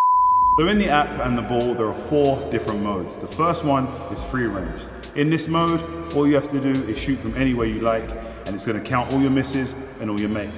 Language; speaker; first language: English; native; English